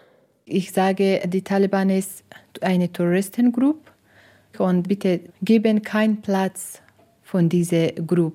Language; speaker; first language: German; non-native, learner; Persian